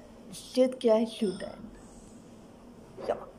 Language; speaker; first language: Finnish; non-native, learner; Russian